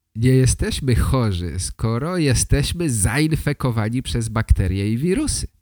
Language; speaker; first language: Polish; native; Polish